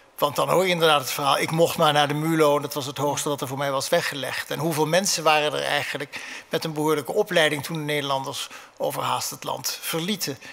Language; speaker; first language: Dutch; native; Dutch